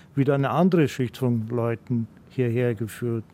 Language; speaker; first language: German; non-native, fluent; Greek